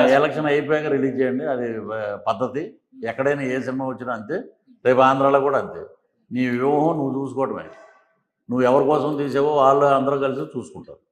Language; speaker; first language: Telugu; native; Telugu